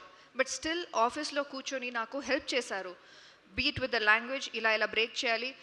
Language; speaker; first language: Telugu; non-native, local second language; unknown